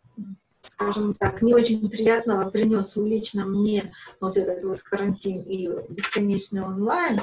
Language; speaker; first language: Russian; native; Russian